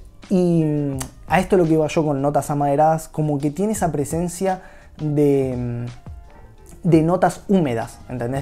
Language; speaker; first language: Spanish; native; Spanish